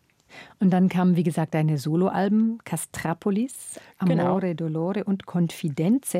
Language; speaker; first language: German; native; German